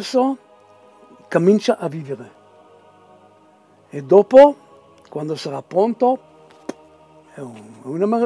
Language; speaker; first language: Italian; non-native, fluent; Hebrew